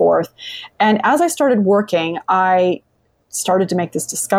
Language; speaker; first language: English; native; English